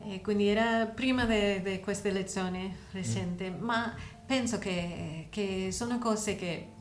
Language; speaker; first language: Italian; non-native, learner; English